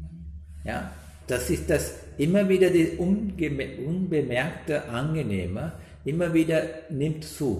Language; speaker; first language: German; non-native, learner; Sinhala